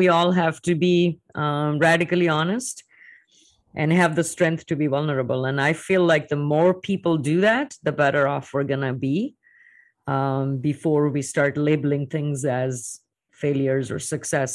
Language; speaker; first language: English; non-native, local second language; Hindi